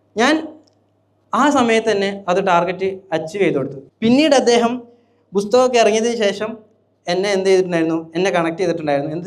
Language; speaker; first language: Malayalam; native; Malayalam